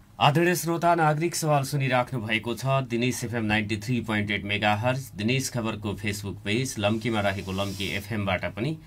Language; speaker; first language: Nepali; native; Nepali